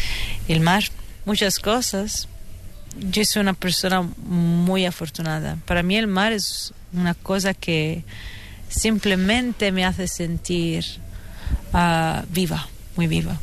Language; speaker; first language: Spanish; non-native, fluent; Italian